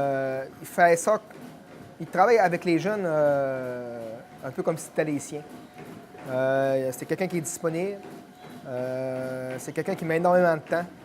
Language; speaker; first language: French; native; French